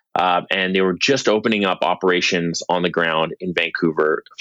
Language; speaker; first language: English; native; English